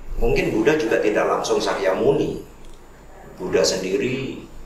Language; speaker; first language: Indonesian; non-native, local second language; Javanese